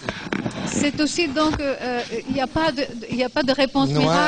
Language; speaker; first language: French; non-native, fluent; Greek